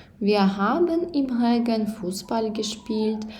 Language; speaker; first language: German; non-native, fluent; Ukrainian